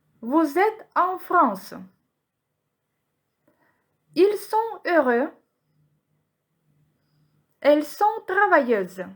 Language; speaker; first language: French; non-native, fluent; Ukrainian